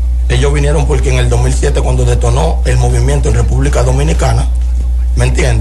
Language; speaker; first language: Spanish; native; Spanish